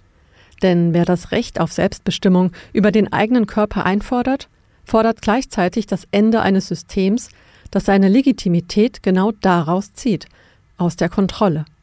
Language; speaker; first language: German; native; German